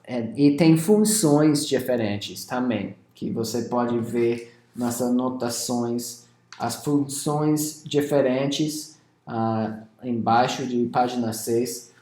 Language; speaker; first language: Portuguese; non-native, fluent; English